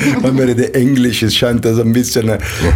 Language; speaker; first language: German; non-native, fluent; Italian